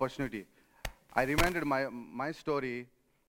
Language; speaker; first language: English; non-native, local second language; Telugu